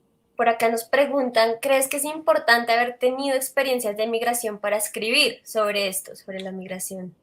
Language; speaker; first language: Spanish; native; Spanish